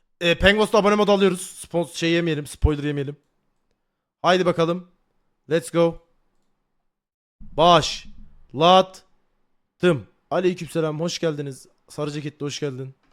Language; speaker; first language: Turkish; native; Turkish